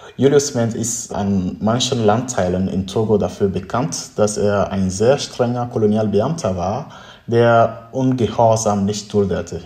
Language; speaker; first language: German; non-native, fluent; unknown